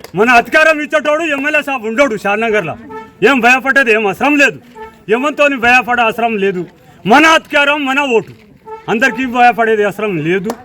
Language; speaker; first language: Telugu; non-native, local second language; Lambadi